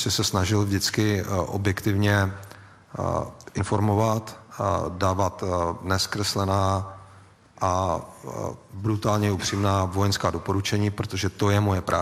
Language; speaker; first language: Czech; native; Czech